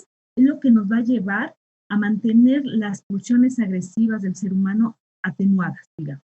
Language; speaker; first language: Spanish; native; Spanish